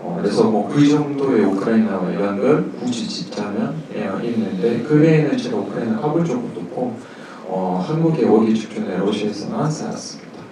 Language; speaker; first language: Korean; non-native, fluent; Russian